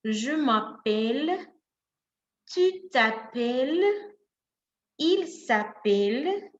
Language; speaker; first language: French; non-native, fluent; Spanish